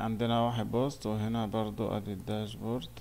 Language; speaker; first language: Arabic; native; Arabic